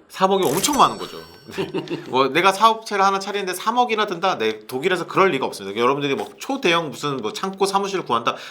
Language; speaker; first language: Korean; native; Korean